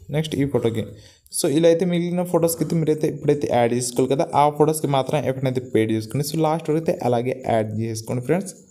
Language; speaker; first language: Telugu; non-native, local second language; Gondi